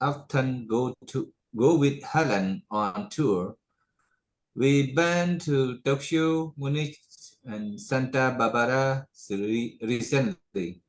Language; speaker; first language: English; non-native, learner; Khmer